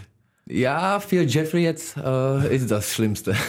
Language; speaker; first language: German; non-native, learner; Czech